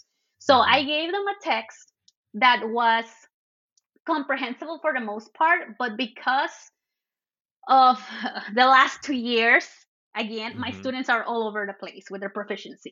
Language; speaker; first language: English; early bilingual, other home language; Spanish